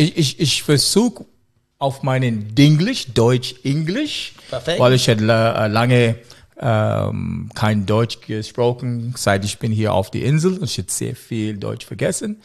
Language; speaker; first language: German; non-native, learner; English